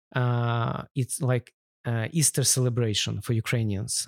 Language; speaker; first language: English; non-native, learner; Ukrainian